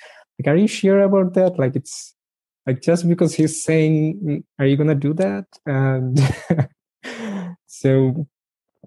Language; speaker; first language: English; non-native, local second language; Bangla